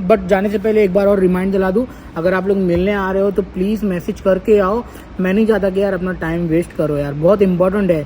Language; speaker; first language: Hindi; native; Hindi